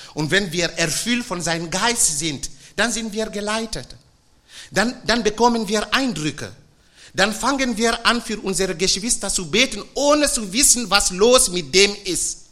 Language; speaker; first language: German; non-native, fluent; French